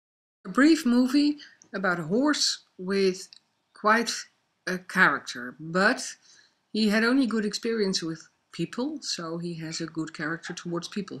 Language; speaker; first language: English; non-native, fluent; Dutch